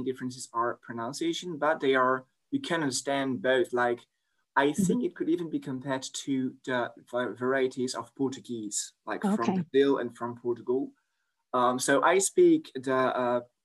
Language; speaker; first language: English; non-native, fluent; French